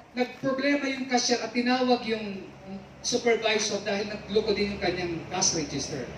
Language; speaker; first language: Filipino; native; Filipino